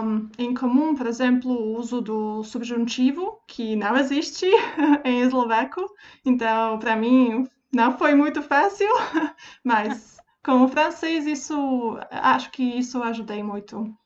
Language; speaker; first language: Portuguese; non-native, fluent; Slovak